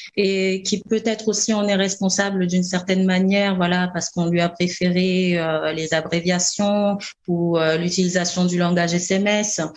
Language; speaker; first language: French; non-native, local second language; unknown